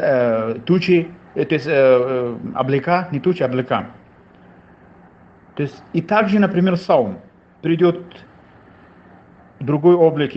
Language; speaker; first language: Russian; non-native, fluent; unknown